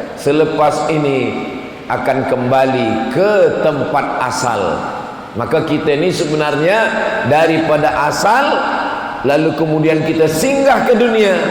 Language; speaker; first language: Malay; native; Malay